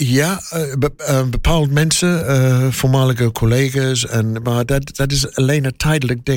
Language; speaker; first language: Dutch; non-native, learner; English